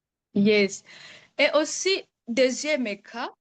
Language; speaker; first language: French; non-native, local second language; Rundi